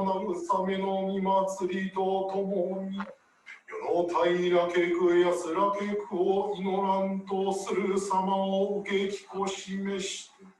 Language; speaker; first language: Japanese; native; Japanese